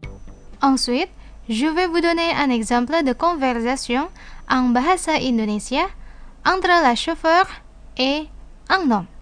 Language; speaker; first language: French; non-native, fluent; Indonesian